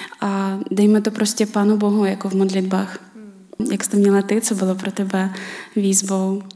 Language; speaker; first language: Czech; non-native, fluent; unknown